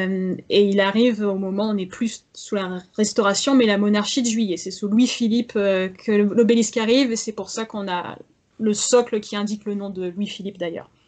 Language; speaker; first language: French; native; French